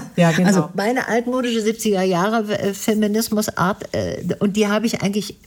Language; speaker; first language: German; native; German